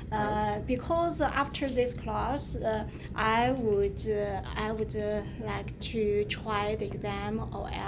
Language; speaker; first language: English; non-native, learner; Chinese